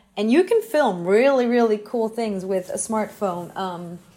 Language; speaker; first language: English; non-native, fluent; Danish